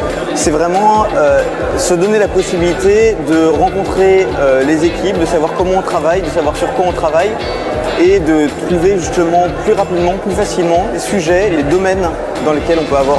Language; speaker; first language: French; native; French